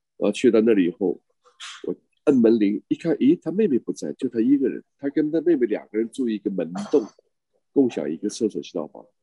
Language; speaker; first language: Chinese; native; Chinese